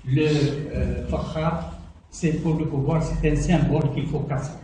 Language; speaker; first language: French; non-native, local second language; Arabic